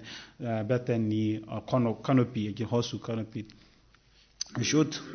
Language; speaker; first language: Hungarian; non-native, learner; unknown